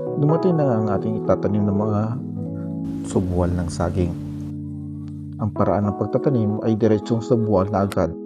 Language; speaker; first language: Filipino; native; Filipino